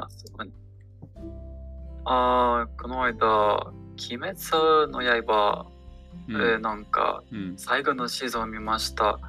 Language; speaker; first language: Japanese; non-native, learner; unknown